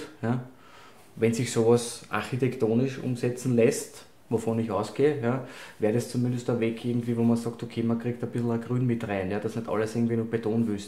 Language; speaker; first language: German; native; German